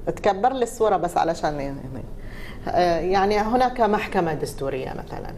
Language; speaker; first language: Arabic; native; Arabic